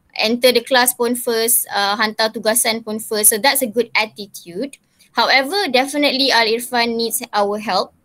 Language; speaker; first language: English; non-native, local second language; Malay